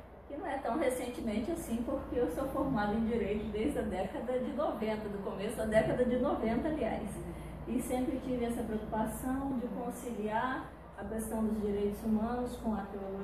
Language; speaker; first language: Portuguese; native; Portuguese